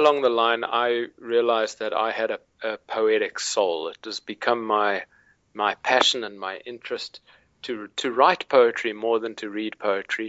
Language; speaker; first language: English; native; English